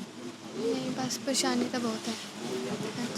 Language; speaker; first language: Hindi; non-native, local second language; Punjabi